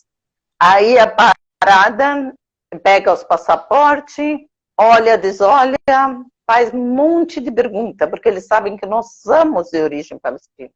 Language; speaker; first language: Portuguese; non-native, fluent; Arabic